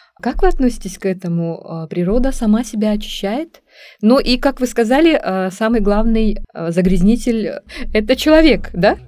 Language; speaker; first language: Russian; non-native, local second language; Tajik